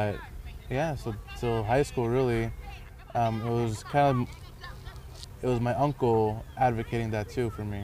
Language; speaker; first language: English; early bilingual, other home language; Persian